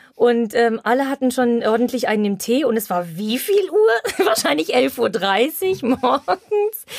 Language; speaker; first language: German; early bilingual, heritage; Polish